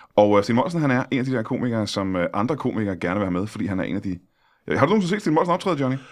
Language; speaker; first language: Danish; native; Danish